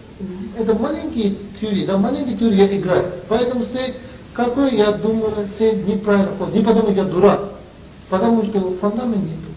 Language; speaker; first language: Russian; non-native, learner; Tibetan